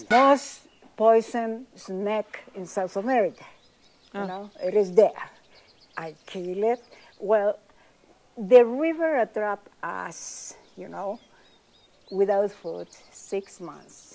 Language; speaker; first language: English; non-native, learner; Spanish